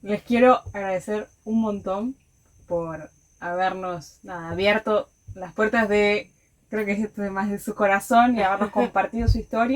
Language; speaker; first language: Spanish; native; Spanish